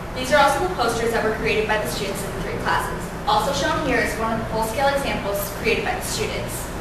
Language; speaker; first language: English; native; English